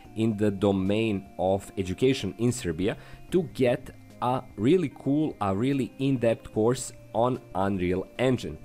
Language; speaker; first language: English; non-native, fluent; Serbian